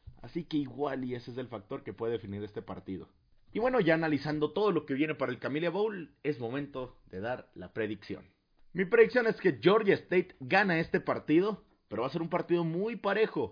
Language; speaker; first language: Spanish; native; Spanish